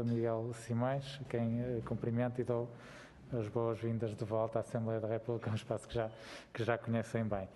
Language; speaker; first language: Portuguese; native; Portuguese